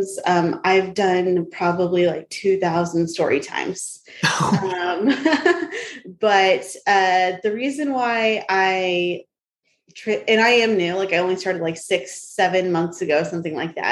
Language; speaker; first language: English; native; English